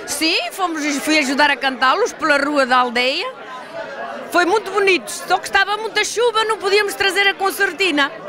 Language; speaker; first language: Portuguese; native; Portuguese